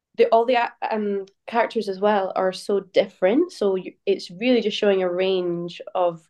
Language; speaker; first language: English; native; English